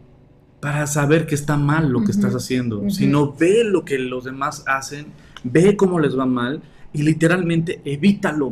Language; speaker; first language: Spanish; native; Spanish